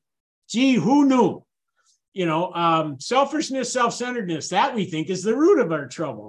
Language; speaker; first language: English; native; English